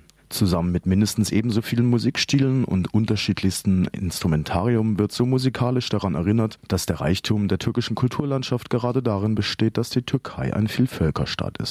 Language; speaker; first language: German; native; German